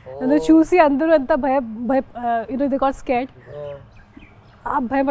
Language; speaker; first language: Telugu; non-native, fluent; Hindi